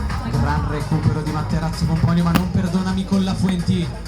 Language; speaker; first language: Italian; native; Italian